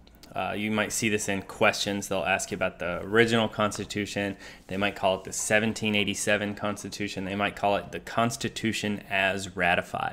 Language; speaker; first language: English; native; English